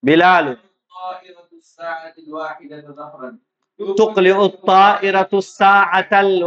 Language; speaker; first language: Arabic; non-native, fluent; Urdu